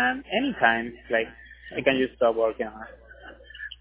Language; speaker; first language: English; non-native, fluent; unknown